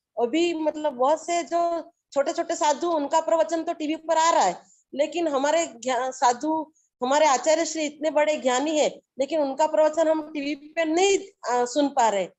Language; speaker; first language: Hindi; native; Hindi